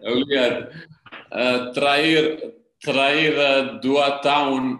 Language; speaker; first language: Indonesian; non-native, learner; Serbian